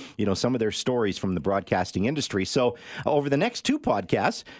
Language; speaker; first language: English; native; English